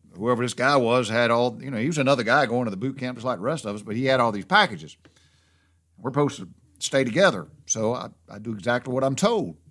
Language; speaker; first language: English; native; English